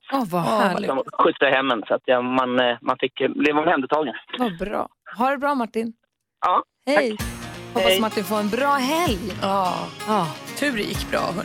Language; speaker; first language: Swedish; native; Swedish